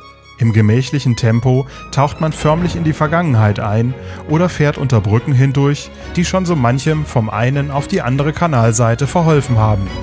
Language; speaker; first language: German; native; German